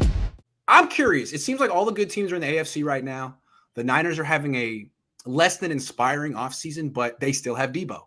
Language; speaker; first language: English; native; English